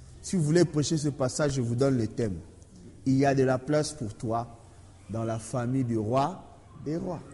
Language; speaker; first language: French; non-native, local second language; Lingala